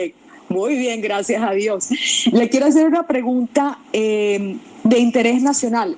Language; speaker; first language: Spanish; native; Spanish